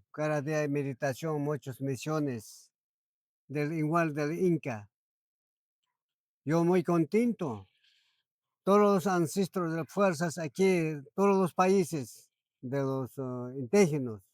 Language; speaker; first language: Spanish; non-native, local second language; Quechua